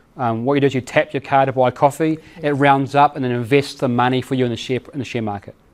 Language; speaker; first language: English; native; English